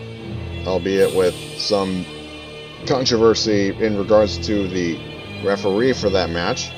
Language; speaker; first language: English; native; English